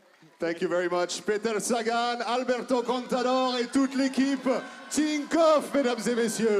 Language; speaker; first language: French; native; French